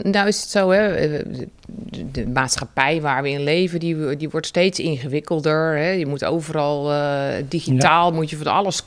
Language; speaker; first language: Dutch; native; Dutch